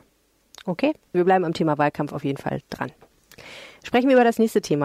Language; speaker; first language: German; native; German